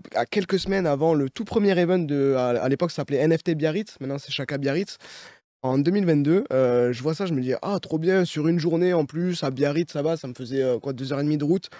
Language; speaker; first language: French; native; French